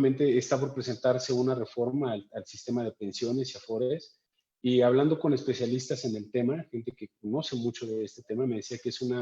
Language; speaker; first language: Spanish; native; Spanish